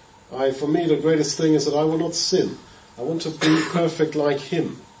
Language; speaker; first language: English; native; English